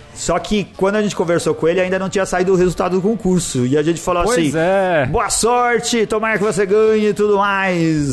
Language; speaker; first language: Portuguese; native; Portuguese